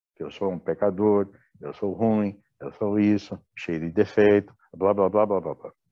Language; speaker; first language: Portuguese; non-native, fluent; English